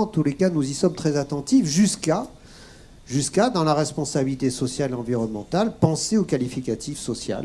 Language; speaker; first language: French; native; French